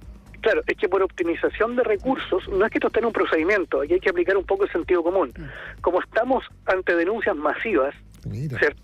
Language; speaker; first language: Spanish; native; Spanish